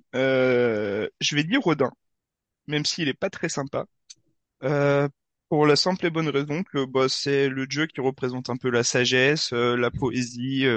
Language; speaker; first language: French; native; French